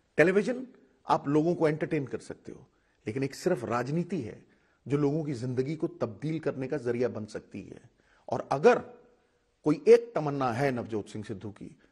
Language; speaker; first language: Hindi; non-native, local second language; Punjabi